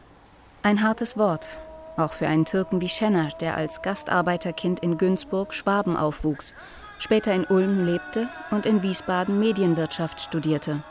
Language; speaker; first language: German; native; German